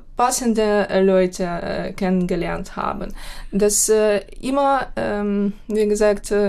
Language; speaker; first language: German; non-native, learner; Ukrainian